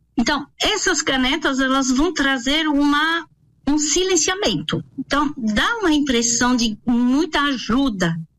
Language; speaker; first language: Portuguese; non-native, fluent; French